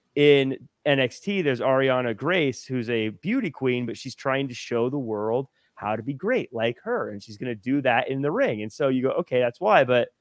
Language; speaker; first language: English; native; English